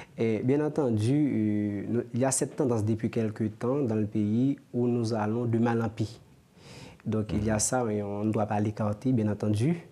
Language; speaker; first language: French; non-native, local second language; Haitian Creole